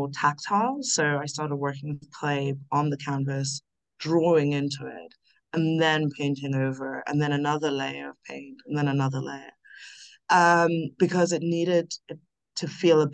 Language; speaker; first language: English; non-native, local second language; North Ndebele